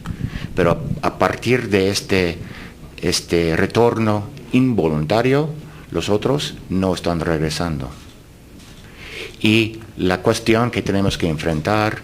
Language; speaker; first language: Spanish; non-native, fluent; English